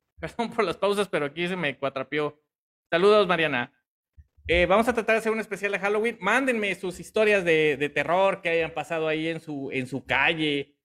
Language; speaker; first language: Spanish; native; Spanish